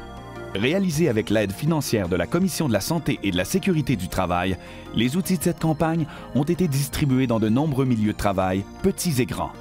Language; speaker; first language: French; native; French